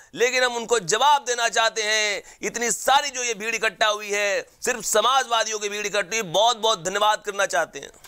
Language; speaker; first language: Hindi; native; Hindi